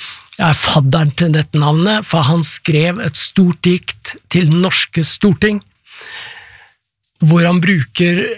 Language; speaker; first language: Norwegian; native; Norwegian